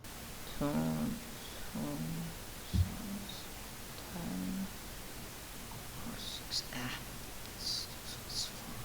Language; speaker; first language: English; non-native, fluent; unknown